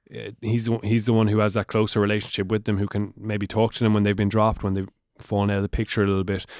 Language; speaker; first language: English; native; English